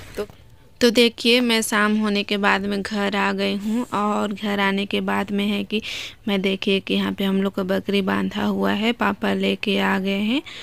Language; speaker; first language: Hindi; native; Hindi